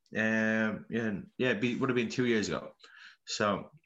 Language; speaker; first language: English; native; English